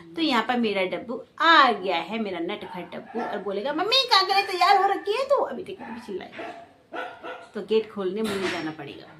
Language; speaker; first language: Hindi; non-native, local second language; Garhwali